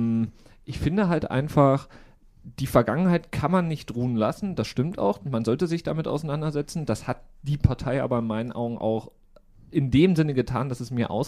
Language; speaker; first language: German; native; German